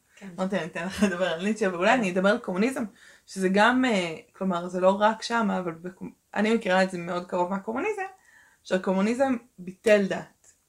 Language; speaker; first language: Hebrew; early bilingual, other home language; Russian